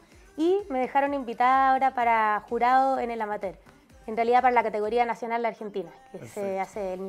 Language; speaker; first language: Spanish; native; Spanish